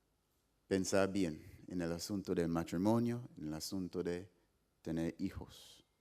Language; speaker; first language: Spanish; non-native, fluent; English